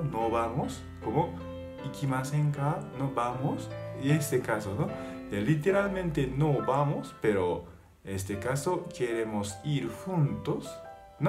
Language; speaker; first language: Spanish; non-native, fluent; Japanese